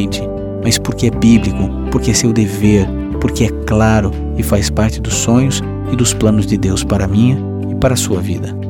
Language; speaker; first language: Portuguese; native; Portuguese